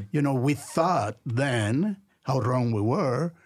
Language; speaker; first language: English; non-native, fluent; Spanish